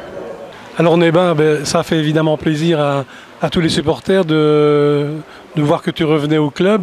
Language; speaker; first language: French; native; French